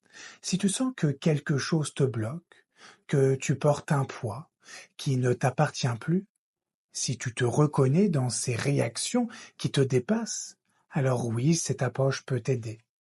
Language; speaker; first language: French; native; French